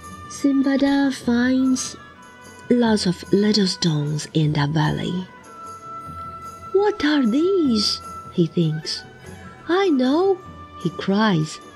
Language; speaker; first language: English; non-native, fluent; Chinese